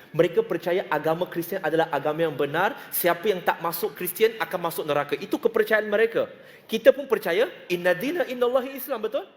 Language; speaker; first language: Malay; non-native, local second language; Chinese